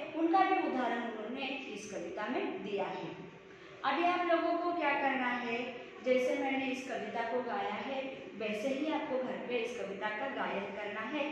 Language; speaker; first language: Hindi; non-native, local second language; Marathi